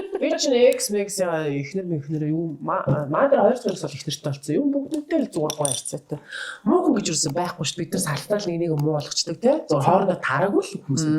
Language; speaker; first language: Mongolian; native; Mongolian